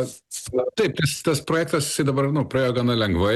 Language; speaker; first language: Lithuanian; native; Lithuanian